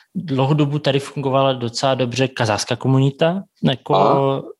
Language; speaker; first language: Czech; non-native, fluent; Russian